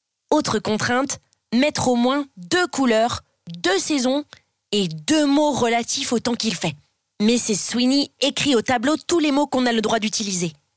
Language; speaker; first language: French; native; French